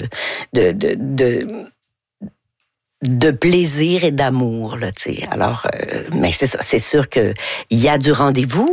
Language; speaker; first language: French; native; French